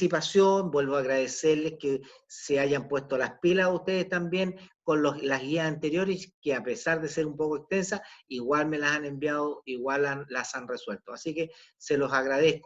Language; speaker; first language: Spanish; native; Spanish